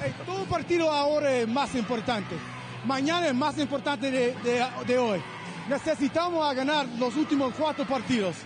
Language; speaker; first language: Spanish; non-native, learner; English